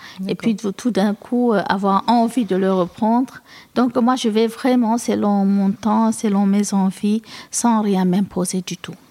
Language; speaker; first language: French; non-native, local second language; Fula